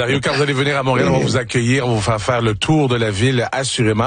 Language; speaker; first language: French; native; French